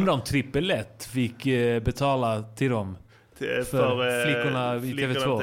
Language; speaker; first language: Swedish; native; Swedish